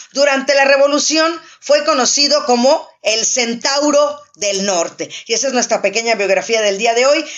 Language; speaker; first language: Spanish; native; Spanish